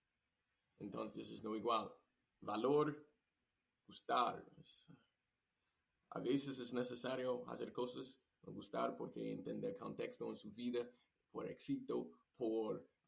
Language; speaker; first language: Spanish; non-native, learner; English